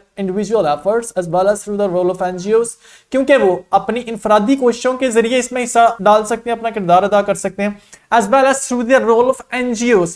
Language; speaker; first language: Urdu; non-native, local second language; Punjabi